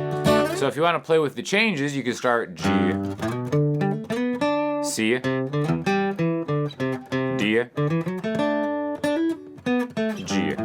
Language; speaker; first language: English; native; English